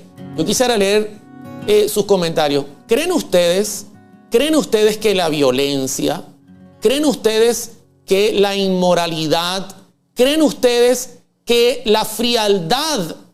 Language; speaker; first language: Spanish; native; Spanish